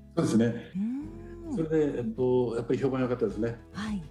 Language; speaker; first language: Japanese; native; Japanese